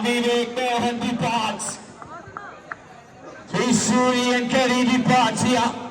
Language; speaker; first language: English; non-native, local second language; Malayalam